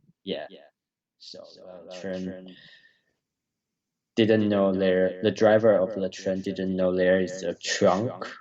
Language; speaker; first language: English; non-native, learner; Chinese